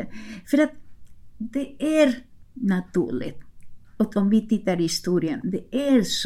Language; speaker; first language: Swedish; non-native, fluent; Spanish